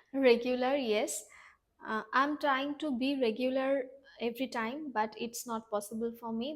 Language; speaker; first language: English; non-native, local second language; Bangla